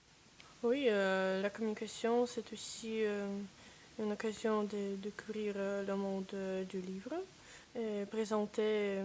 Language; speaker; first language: French; non-native, learner; Russian